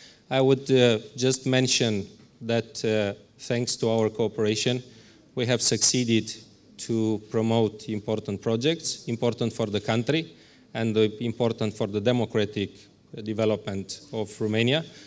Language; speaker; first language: English; non-native, fluent; Romanian